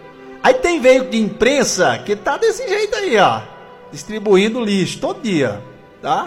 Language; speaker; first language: Portuguese; native; Portuguese